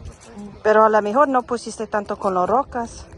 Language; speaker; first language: Spanish; non-native, learner; English